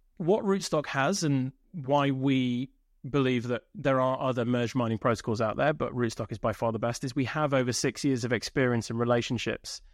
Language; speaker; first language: English; native; English